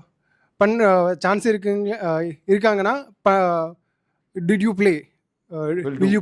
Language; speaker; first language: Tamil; non-native, learner; Telugu